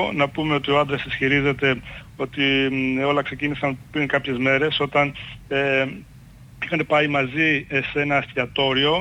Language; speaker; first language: Greek; native; Greek